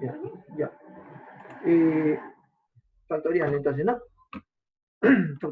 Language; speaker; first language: Spanish; native; Spanish